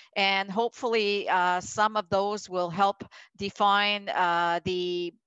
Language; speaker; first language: English; native; English